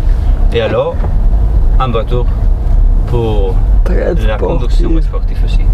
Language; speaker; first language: French; non-native, learner; Spanish